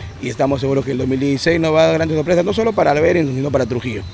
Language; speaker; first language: Spanish; native; Spanish